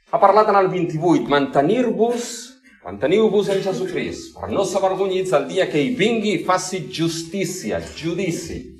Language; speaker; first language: Catalan; non-native, local second language; Spanish